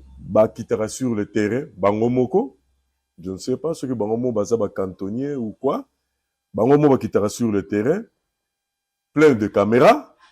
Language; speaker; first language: Lingala; native; Lingala